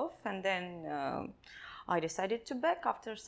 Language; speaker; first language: English; non-native, learner; Kazakh